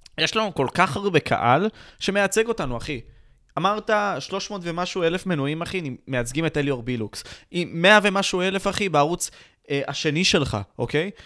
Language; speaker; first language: Hebrew; native; Hebrew